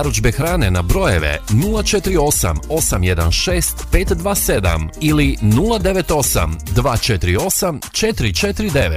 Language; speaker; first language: Croatian; native; Croatian